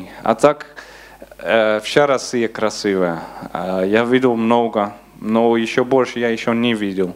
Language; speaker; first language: Russian; non-native, learner; Dutch